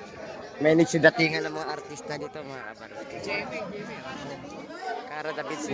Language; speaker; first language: Filipino; native; Filipino